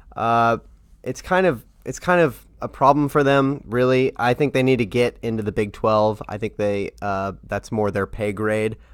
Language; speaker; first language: English; native; English